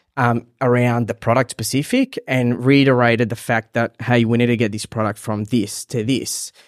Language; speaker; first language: English; early bilingual, other home language; Hebrew